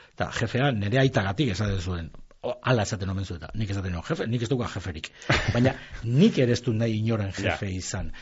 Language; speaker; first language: Basque; native; Basque